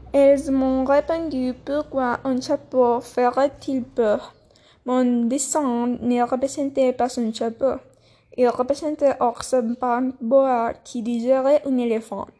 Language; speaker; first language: French; non-native, learner; Spanish